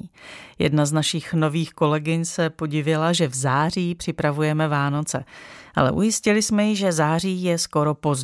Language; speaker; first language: Czech; native; Czech